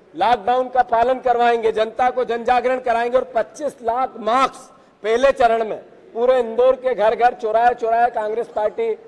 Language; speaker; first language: Hindi; native; Hindi